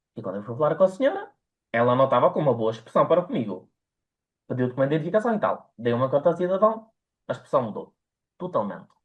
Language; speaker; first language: Portuguese; early bilingual, other home language; Ukrainian